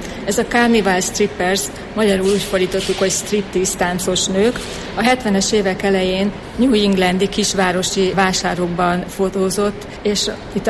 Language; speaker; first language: Hungarian; native; Hungarian